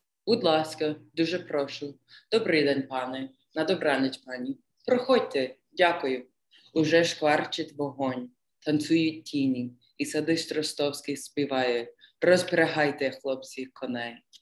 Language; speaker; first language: Ukrainian; non-native, fluent; English